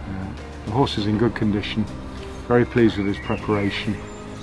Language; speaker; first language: English; native; English